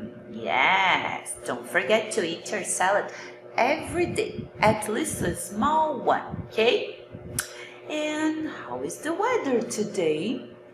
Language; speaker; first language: English; non-native, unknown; Portuguese